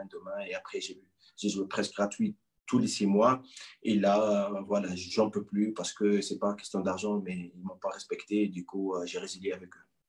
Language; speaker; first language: French; non-native, local second language; Arabic